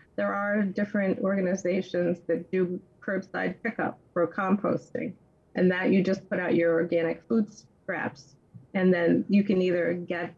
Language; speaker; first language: English; native; English